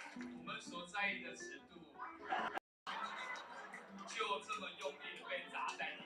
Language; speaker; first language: Chinese; native; Chinese